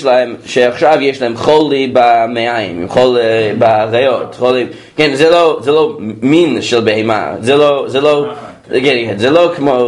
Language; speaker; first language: Hebrew; non-native, fluent; English